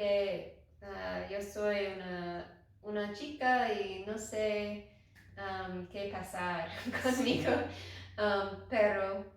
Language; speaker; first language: Spanish; non-native, learner; English